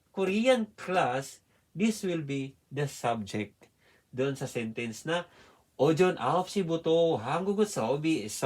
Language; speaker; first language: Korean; non-native, fluent; Filipino